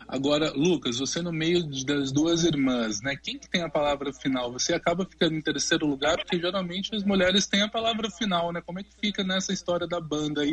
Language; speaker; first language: Portuguese; native; Portuguese